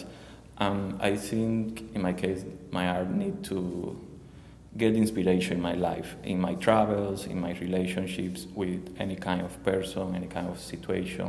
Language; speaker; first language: English; non-native, learner; Spanish